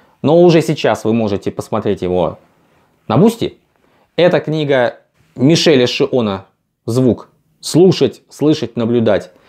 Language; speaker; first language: Russian; native; Russian